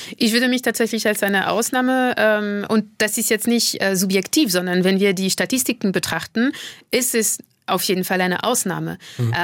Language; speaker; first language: German; non-native, fluent; French